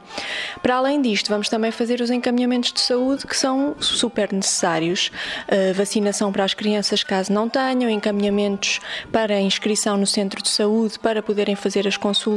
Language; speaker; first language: Portuguese; native; Portuguese